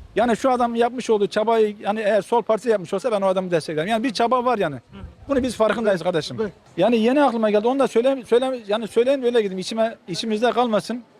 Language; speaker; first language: Turkish; native; Turkish